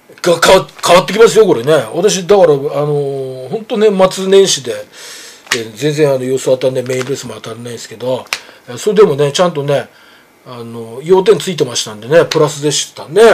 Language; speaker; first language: Japanese; native; Japanese